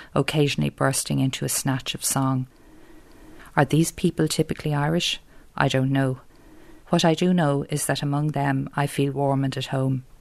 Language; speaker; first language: English; native; English